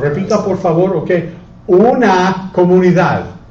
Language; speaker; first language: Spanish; non-native, fluent; English